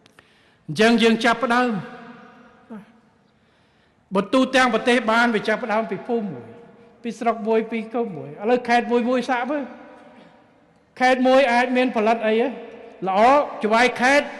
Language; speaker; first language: Khmer; native; Khmer